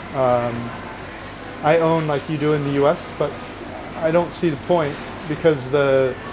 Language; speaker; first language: English; native; English